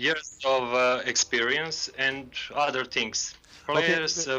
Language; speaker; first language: English; non-native, learner; Serbian